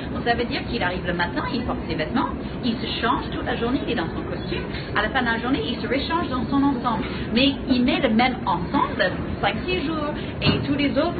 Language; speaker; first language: French; native; French